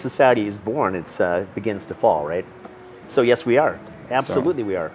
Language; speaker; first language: English; native; English